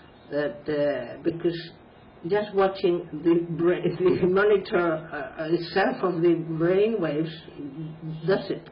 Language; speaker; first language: English; non-native, fluent; Spanish